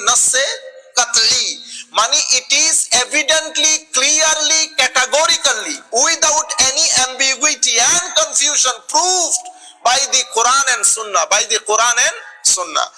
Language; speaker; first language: English; non-native, local second language; Bangla